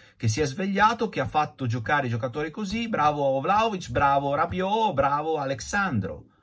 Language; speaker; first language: Italian; native; Italian